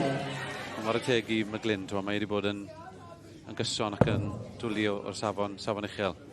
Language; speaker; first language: Welsh; native; Welsh